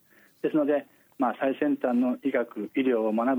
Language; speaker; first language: Japanese; native; Japanese